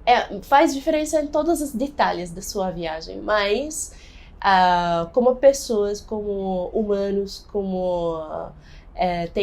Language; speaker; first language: Portuguese; non-native, fluent; Arabic